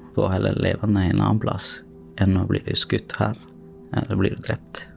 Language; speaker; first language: Norwegian; early bilingual, other home language; Sinhala